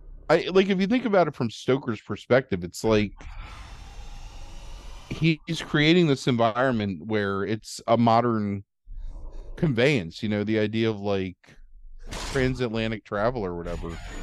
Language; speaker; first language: English; native; English